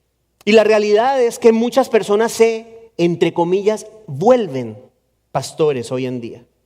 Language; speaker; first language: Spanish; native; Spanish